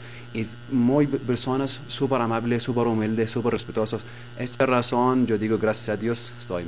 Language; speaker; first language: Spanish; non-native, learner; Arabic